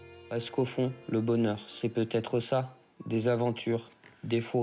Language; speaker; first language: French; native; French